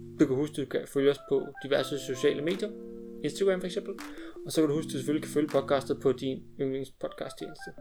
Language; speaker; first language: Danish; native; Danish